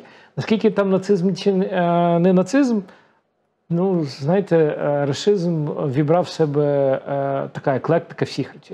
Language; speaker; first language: Ukrainian; native; Ukrainian